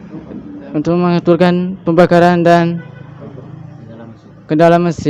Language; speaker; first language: Indonesian; non-native, local second language; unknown